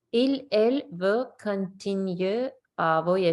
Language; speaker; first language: French; non-native, learner; English